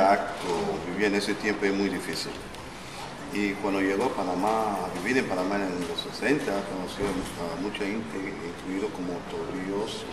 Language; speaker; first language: Spanish; non-native, local second language; English